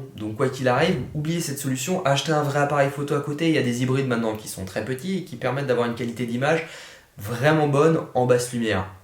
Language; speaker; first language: French; native; French